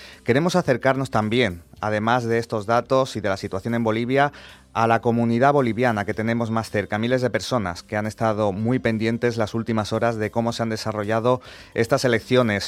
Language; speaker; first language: Spanish; native; Spanish